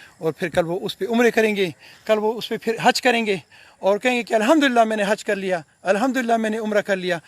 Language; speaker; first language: Urdu; non-native, local second language; Pashto